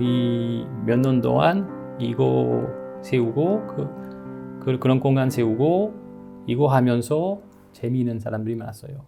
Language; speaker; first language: Korean; non-native, learner; French